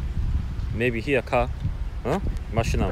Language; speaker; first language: English; non-native, learner; Korean